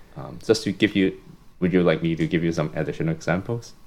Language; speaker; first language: English; non-native, local second language; Cantonese